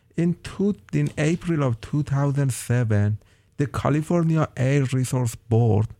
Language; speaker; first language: English; non-native, fluent; Persian